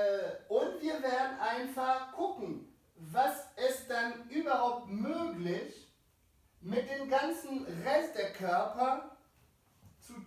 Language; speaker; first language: German; non-native, fluent; French